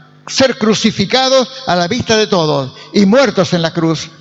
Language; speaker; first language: Spanish; native; Spanish